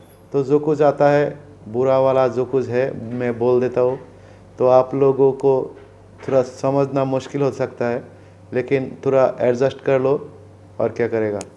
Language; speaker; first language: Hindi; non-native, learner; Bangla